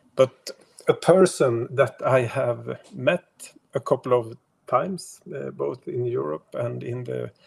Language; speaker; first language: English; non-native, fluent; Swedish